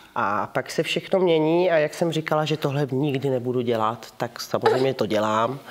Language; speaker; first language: Czech; early bilingual, heritage; Czech